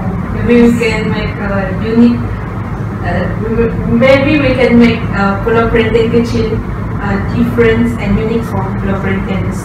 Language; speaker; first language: English; non-native, local second language; Malay